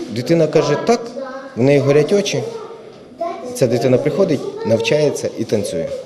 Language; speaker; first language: Ukrainian; native; Ukrainian